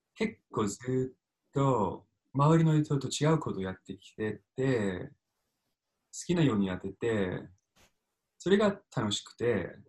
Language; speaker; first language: Japanese; non-native, fluent; English